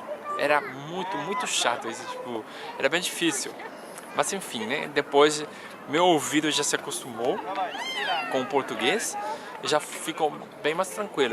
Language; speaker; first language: Portuguese; non-native, fluent; Spanish